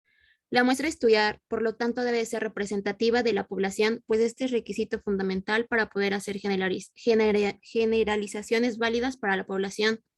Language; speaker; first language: Spanish; native; Spanish